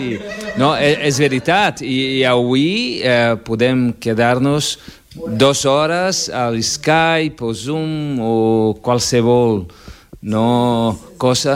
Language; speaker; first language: Catalan; non-native, fluent; Portuguese